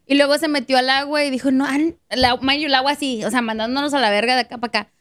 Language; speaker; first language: Spanish; early bilingual, heritage; Spanish